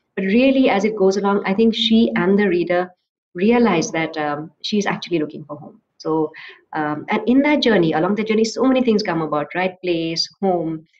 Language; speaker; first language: English; non-native, local second language; Assamese